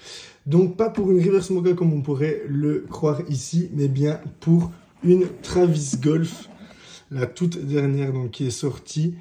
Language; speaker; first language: French; native; French